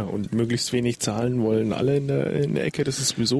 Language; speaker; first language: German; native; German